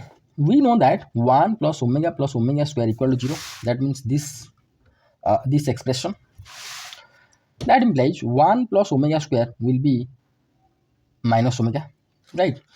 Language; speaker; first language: English; non-native, local second language; Odia